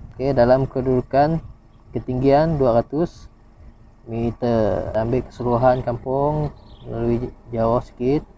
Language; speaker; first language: Malay; non-native, local second language; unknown